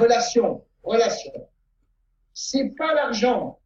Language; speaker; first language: French; non-native, fluent; Italian